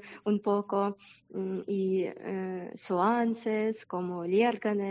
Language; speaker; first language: Spanish; non-native, learner; Ukrainian